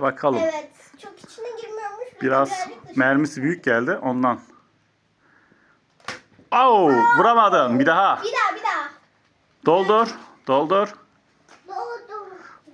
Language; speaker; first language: Turkish; native; Turkish